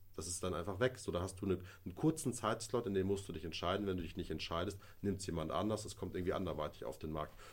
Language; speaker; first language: German; native; German